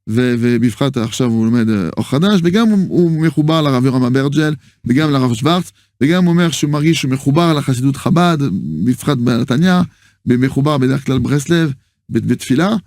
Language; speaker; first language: Hebrew; non-native, fluent; French